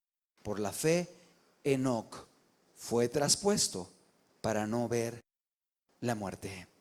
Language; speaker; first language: Spanish; native; Spanish